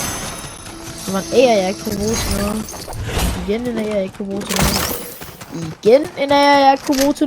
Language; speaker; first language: Danish; native; Danish